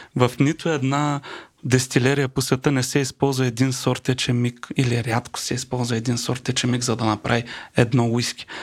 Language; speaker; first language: Bulgarian; native; Bulgarian